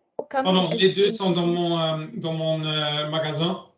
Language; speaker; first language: French; non-native, learner; English